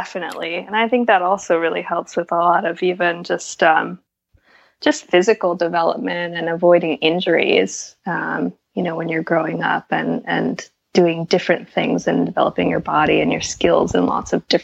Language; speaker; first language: English; native; English